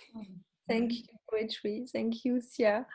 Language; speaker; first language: English; non-native, learner; French